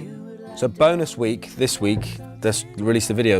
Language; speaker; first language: English; native; English